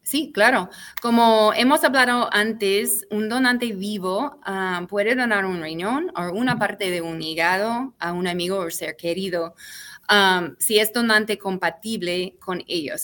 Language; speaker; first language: Spanish; non-native, fluent; English